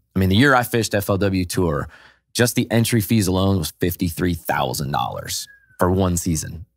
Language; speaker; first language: English; native; English